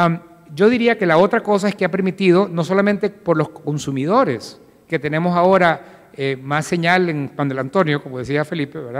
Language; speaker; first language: Spanish; native; Spanish